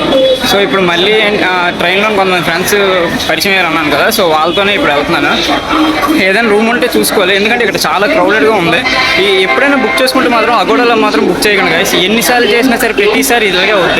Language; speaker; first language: Telugu; native; Telugu